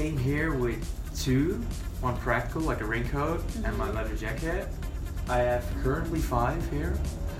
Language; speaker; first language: English; non-native, fluent; Dutch